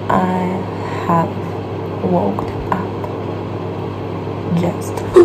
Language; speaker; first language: English; non-native, learner; Russian